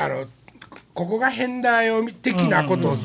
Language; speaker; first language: Japanese; native; Japanese